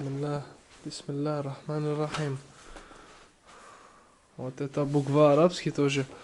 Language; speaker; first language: Russian; non-native, learner; French